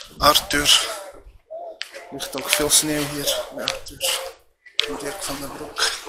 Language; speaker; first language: Dutch; early bilingual, other home language; Persian